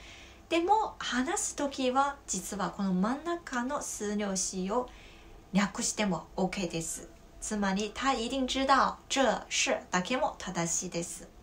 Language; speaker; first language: Japanese; non-native, fluent; Chinese